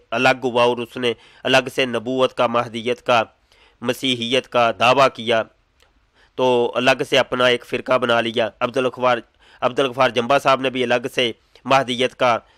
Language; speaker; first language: Urdu; non-native, local second language; Punjabi